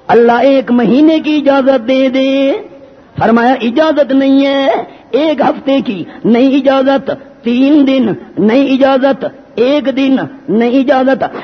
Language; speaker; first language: Urdu; non-native, local second language; Pashto